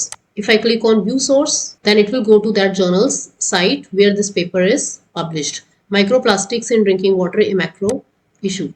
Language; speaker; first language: English; non-native, local second language; Hindi